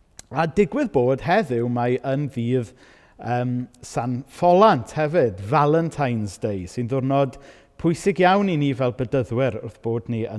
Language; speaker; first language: Welsh; native; Welsh